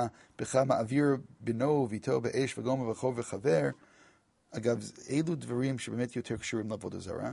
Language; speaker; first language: Hebrew; non-native, fluent; English